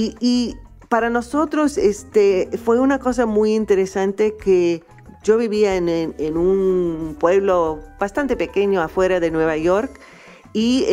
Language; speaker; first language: Spanish; non-native, fluent; English